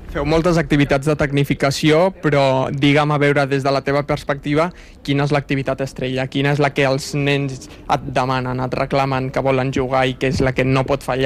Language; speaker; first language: Catalan; native; Catalan